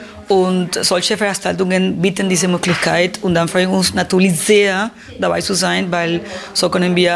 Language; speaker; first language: German; non-native, fluent; Spanish